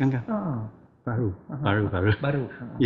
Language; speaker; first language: Indonesian; non-native, learner; Chinese